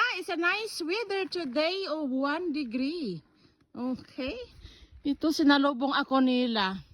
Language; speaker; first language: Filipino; non-native, local second language; Cebuano